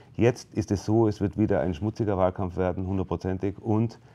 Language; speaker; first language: German; native; German